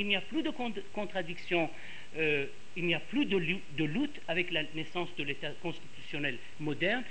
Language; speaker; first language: French; non-native, fluent; Persian